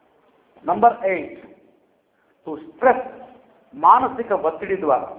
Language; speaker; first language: Telugu; native; Telugu